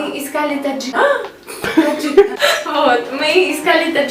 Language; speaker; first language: Russian; native; Russian